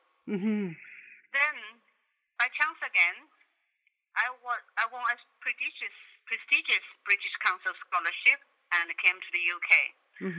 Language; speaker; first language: English; non-native, fluent; Chinese